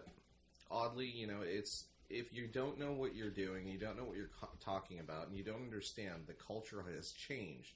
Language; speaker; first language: English; native; English